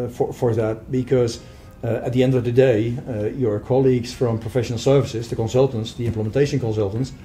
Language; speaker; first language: English; non-native, fluent; Dutch